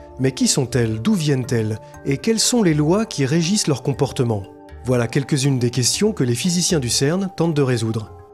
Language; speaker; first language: French; native; French